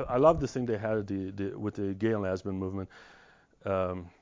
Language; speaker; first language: English; non-native, fluent; Portuguese